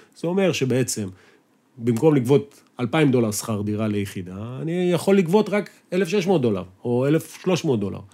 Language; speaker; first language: Hebrew; native; Hebrew